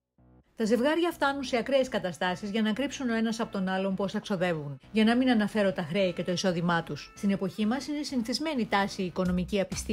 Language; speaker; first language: Greek; native; Greek